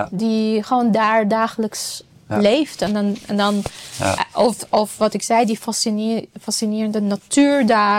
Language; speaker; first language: Dutch; non-native, fluent; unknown